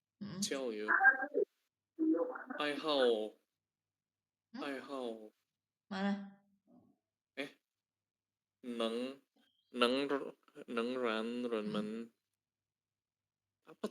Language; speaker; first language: Chinese; non-native, learner; Indonesian